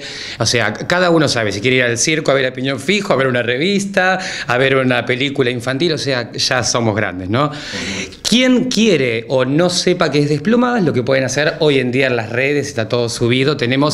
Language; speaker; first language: Spanish; native; Spanish